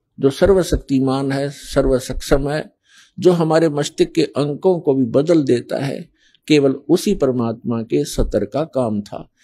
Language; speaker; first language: Hindi; native; Hindi